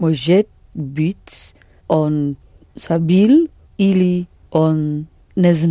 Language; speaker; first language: Russian; non-native, learner; English